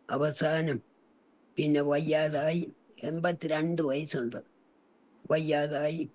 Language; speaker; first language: Malayalam; native; Malayalam